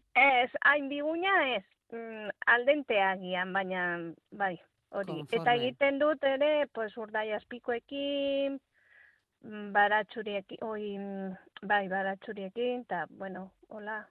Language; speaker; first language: Basque; non-native, local second language; Spanish